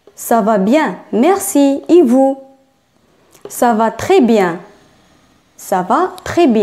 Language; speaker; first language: French; non-native, local second language; Arabic